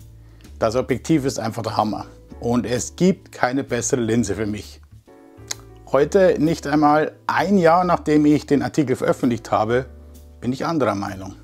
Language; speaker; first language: German; native; German